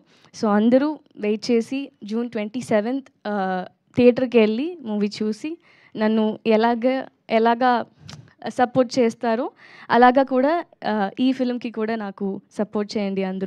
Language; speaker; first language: Telugu; non-native, learner; Tamil